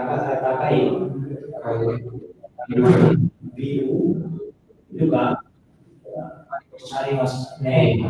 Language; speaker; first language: Japanese; non-native, learner; Bangla